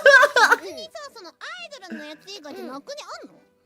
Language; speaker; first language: Japanese; native; Japanese